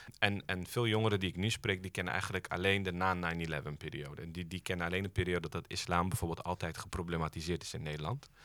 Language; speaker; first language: Dutch; early bilingual, other home language; Turkish